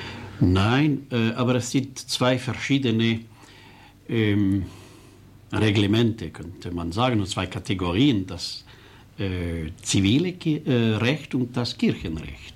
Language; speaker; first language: German; non-native, local second language; French